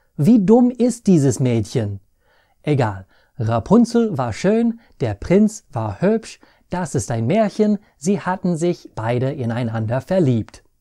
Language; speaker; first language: German; non-native, fluent; English